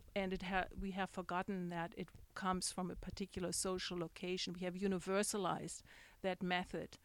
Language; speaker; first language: English; non-native, fluent; German